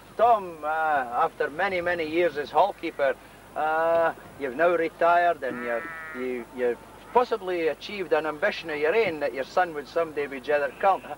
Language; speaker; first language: English; native; English